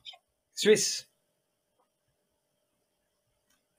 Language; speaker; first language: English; non-native, fluent; German